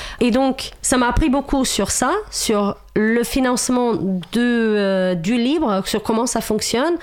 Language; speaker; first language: French; non-native, fluent; Romanian